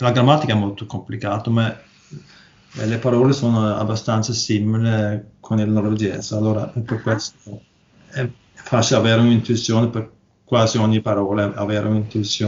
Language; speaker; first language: Italian; non-native, learner; Norwegian